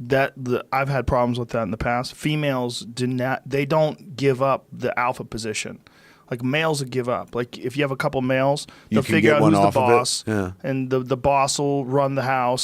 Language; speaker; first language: English; native; English